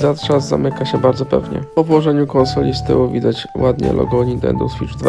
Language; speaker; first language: Polish; native; Polish